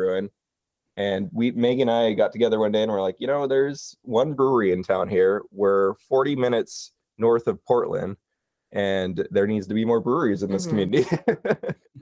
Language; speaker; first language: English; native; English